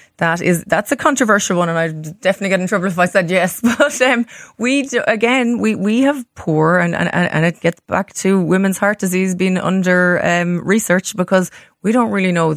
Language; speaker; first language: English; native; English